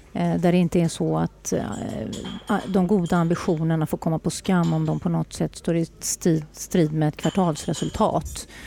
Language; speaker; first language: Swedish; native; Swedish